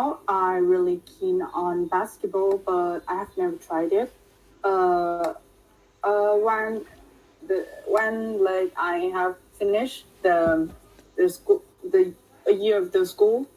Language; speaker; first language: English; non-native, fluent; Vietnamese